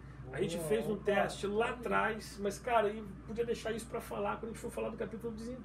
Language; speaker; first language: Portuguese; native; Portuguese